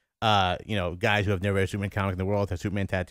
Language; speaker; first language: English; native; English